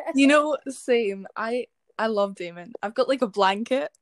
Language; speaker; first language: English; native; English